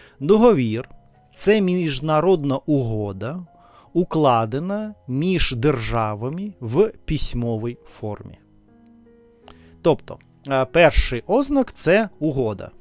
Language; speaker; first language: Ukrainian; non-native, learner; Russian